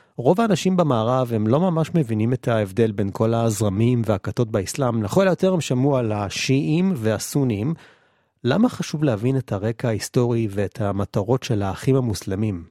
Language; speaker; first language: Hebrew; native; Hebrew